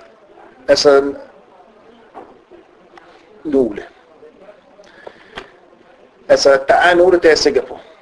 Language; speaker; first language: Danish; early bilingual, other home language; Arabic